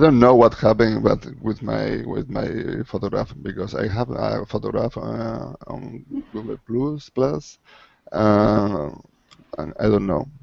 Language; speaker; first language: English; non-native, learner; Spanish